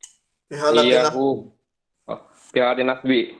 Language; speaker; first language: Arabic; non-native, learner; Indonesian